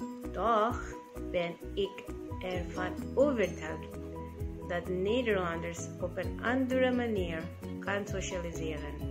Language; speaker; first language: Dutch; non-native, fluent; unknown